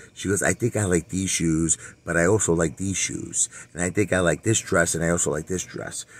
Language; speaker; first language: English; native; English